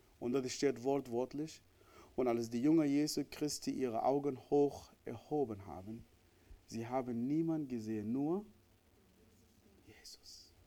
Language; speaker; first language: German; non-native, fluent; Arabic